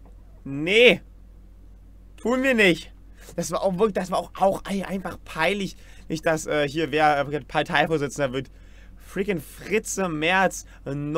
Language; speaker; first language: German; native; German